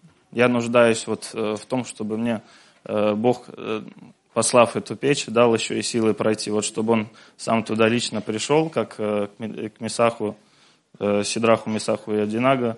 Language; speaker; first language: Russian; native; Russian